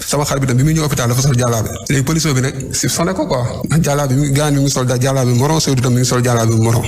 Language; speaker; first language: Wolof; native; Wolof